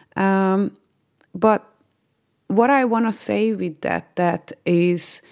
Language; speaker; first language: English; non-native, fluent; Hungarian